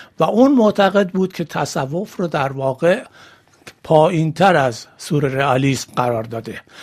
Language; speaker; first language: Persian; native; Persian